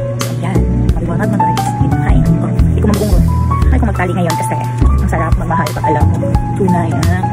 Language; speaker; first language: Filipino; non-native, local second language; Cebuano